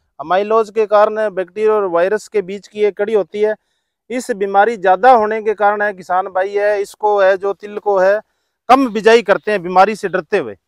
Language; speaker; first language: Hindi; native; Hindi